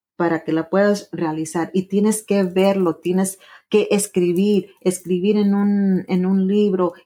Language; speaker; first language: Spanish; early bilingual, heritage; Spanish